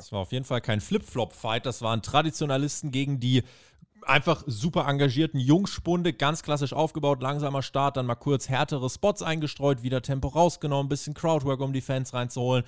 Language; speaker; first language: German; native; German